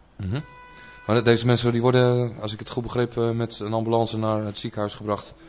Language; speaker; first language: Dutch; native; Dutch